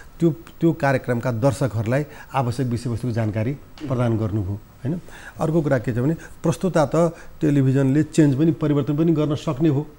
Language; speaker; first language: Nepali; non-native, local second language; Maithili